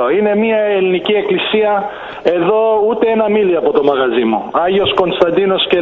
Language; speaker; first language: Greek; early bilingual, heritage; Greek